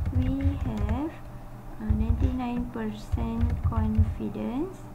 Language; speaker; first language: English; non-native, local second language; Malay